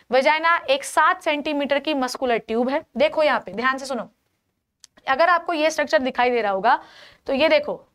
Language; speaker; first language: Hindi; native; Hindi